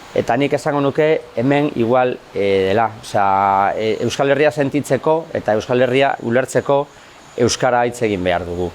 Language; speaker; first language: Basque; non-native, fluent; Galician